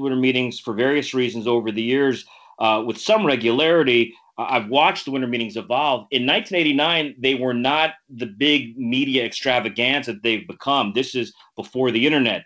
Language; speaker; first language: English; native; English